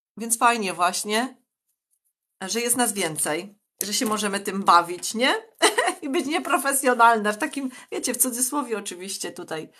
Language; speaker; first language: Polish; native; Polish